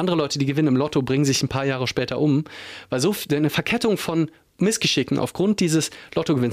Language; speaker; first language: German; native; German